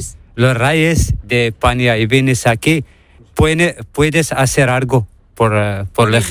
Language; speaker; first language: Spanish; non-native, learner; Arabic